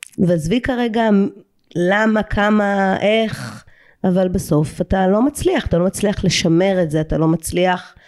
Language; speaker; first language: Hebrew; native; Hebrew